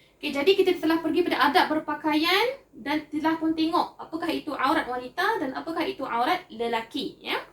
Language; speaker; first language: Malay; native; Malay